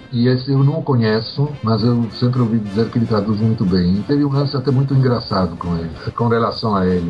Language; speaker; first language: Portuguese; early bilingual, other home language; Polish